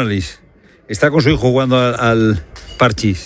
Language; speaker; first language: Spanish; native; Spanish